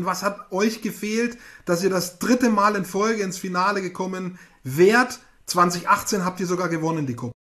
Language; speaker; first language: German; native; German